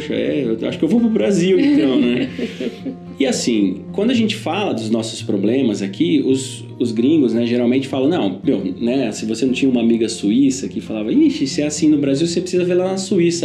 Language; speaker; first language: Portuguese; native; Portuguese